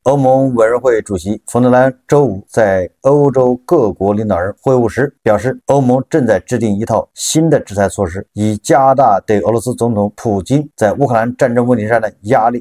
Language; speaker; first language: Chinese; native; Chinese